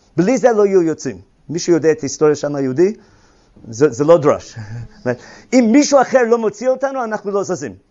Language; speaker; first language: Hebrew; non-native, fluent; English